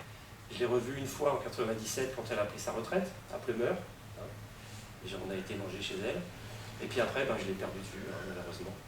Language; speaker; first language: French; native; French